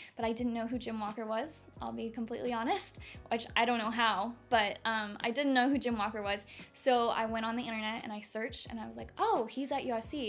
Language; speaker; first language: English; native; English